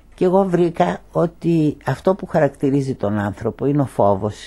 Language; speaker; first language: Greek; native; Greek